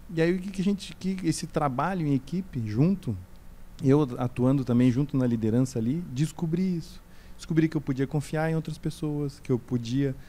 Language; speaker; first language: Portuguese; native; Portuguese